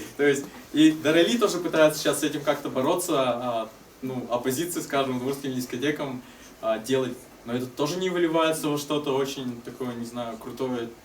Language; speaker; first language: Russian; native; Russian